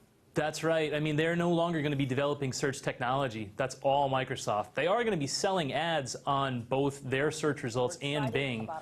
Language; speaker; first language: English; native; English